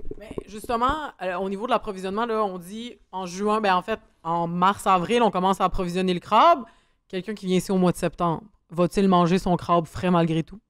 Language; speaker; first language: French; native; French